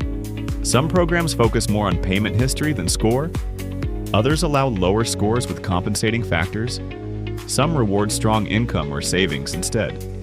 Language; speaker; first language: English; native; English